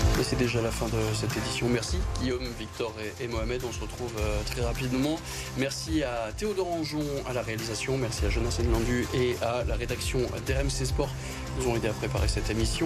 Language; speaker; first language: French; native; French